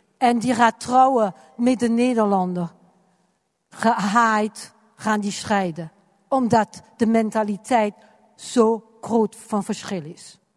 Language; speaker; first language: Dutch; non-native, fluent; French